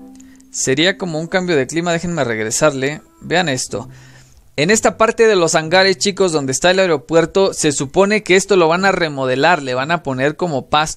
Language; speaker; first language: Spanish; native; Spanish